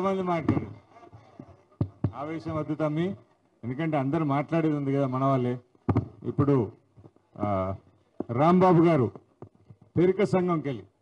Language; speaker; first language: Telugu; native; Telugu